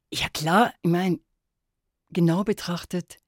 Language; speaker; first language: German; native; German